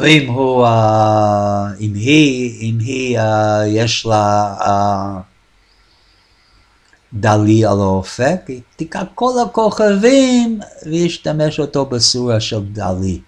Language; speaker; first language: Hebrew; non-native, fluent; English